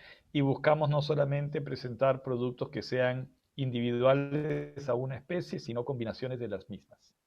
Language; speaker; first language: Spanish; native; Spanish